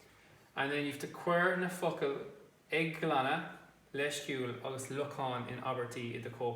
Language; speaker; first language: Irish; non-native, local second language; English